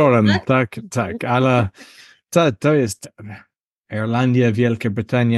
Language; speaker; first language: Polish; non-native, learner; English